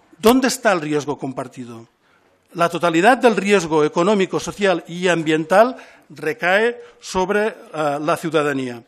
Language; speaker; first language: Spanish; non-native, local second language; Catalan